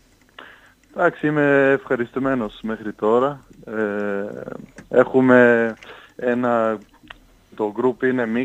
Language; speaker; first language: Greek; non-native, fluent; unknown